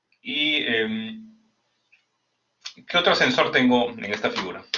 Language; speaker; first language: Spanish; native; Spanish